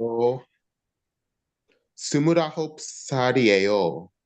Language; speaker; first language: Korean; non-native, learner; English